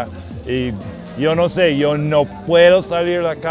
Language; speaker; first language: Spanish; non-native, fluent; English